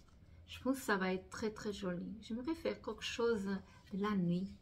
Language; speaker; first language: French; non-native, fluent; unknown